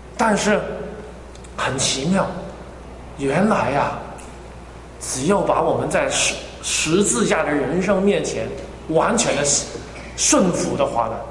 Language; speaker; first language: Chinese; non-native, fluent; Cantonese